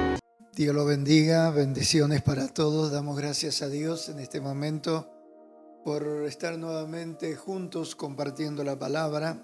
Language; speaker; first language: Spanish; native; Spanish